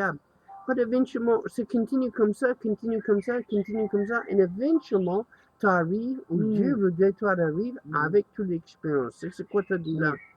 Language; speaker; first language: French; non-native, learner; English